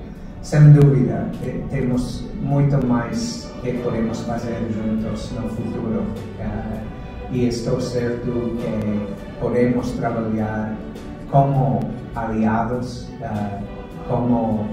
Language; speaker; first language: Portuguese; non-native, fluent; English